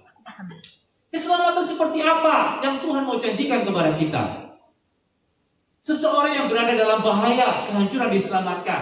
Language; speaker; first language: Indonesian; native; Indonesian